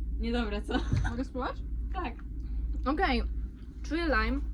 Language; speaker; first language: Polish; non-native, fluent; Ukrainian